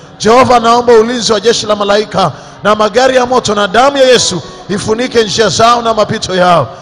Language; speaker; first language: Swahili; native; Swahili